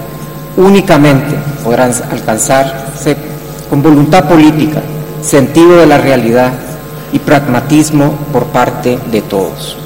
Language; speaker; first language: Spanish; native; Spanish